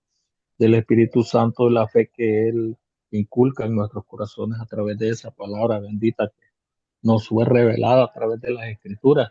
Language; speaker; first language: Spanish; native; Spanish